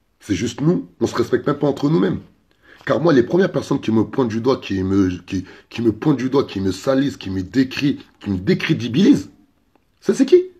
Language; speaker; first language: French; early bilingual, other home language; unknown